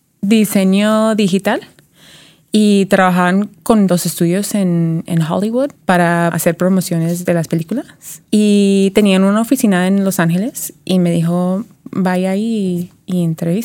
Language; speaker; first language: Spanish; early bilingual, heritage; Spanish